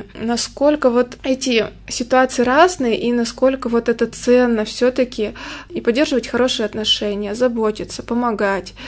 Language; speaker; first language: Russian; native; Russian